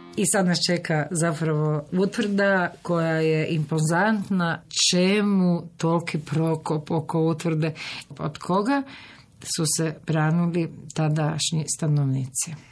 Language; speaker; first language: Croatian; native; Croatian